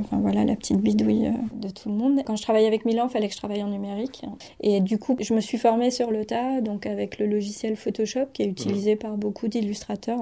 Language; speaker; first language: French; native; French